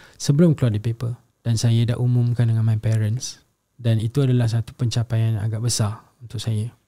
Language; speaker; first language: Malay; native; Malay